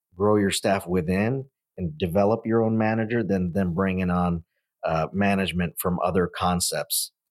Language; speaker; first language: English; native; English